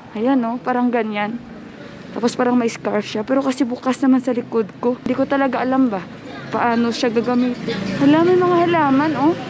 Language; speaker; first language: Filipino; native; Filipino